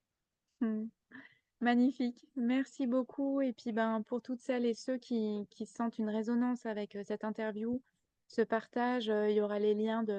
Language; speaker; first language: French; native; French